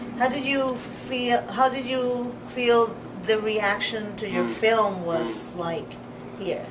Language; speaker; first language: English; non-native, local second language; Spanish